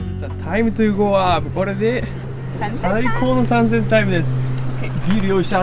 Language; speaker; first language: Japanese; native; Japanese